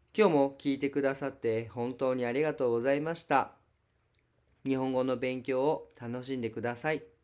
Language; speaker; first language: Japanese; native; Japanese